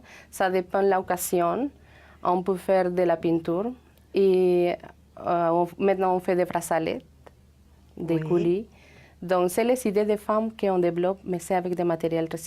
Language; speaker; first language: French; non-native, fluent; Spanish